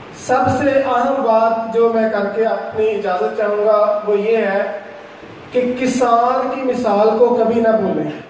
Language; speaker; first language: Urdu; non-native, local second language; Punjabi